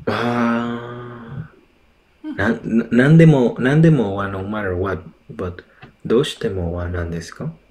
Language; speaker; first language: Japanese; non-native, learner; English